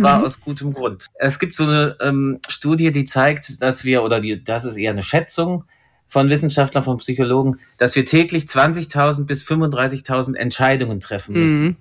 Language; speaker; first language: German; native; German